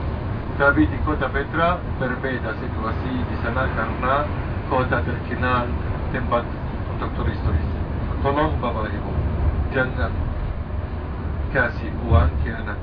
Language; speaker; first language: Indonesian; non-native, fluent; Arabic